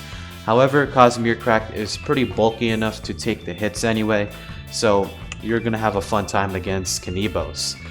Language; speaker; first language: English; native; English